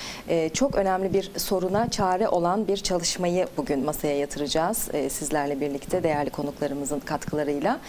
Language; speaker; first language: Turkish; native; Turkish